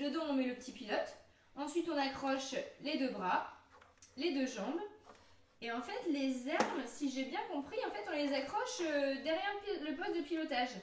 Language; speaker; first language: French; native; French